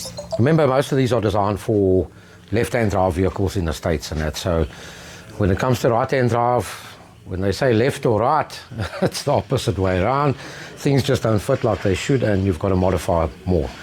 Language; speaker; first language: English; native; English